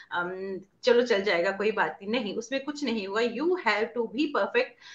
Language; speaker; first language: Hindi; native; Hindi